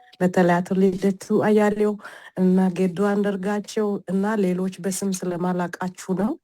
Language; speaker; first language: Amharic; non-native, local second language; Wolaytta